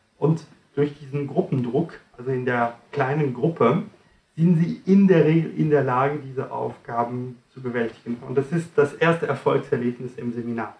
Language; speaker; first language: German; non-native, fluent; French